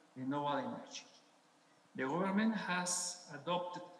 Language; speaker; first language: English; non-native, fluent; Spanish